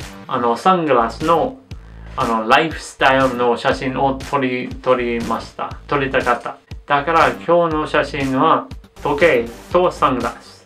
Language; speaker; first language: Japanese; non-native, learner; English